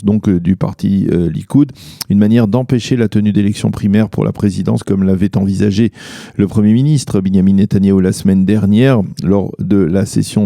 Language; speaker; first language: French; native; French